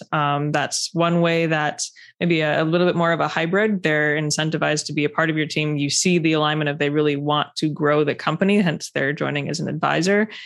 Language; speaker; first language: English; native; English